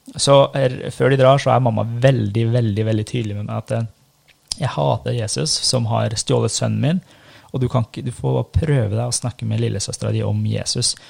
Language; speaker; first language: Norwegian; early bilingual, other home language; Persian